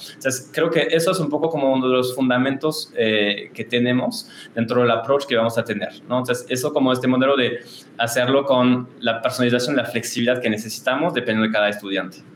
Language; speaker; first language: Spanish; non-native, fluent; French